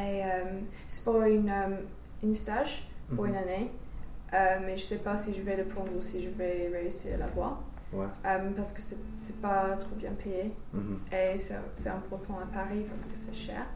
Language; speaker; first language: French; non-native, fluent; English